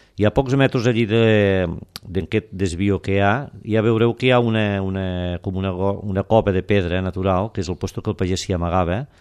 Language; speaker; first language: Catalan; native; Catalan